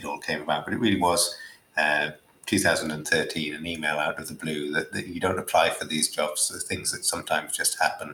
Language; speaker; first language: English; native; English